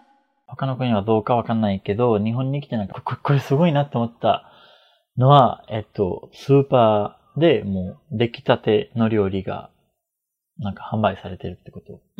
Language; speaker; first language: Japanese; non-native, fluent; Spanish